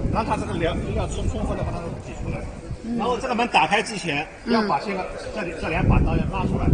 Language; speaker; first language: Chinese; native; Chinese